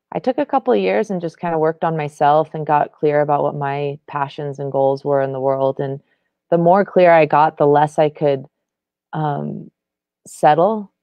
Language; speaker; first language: English; native; English